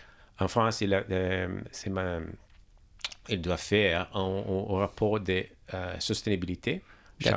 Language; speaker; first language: French; non-native, learner; English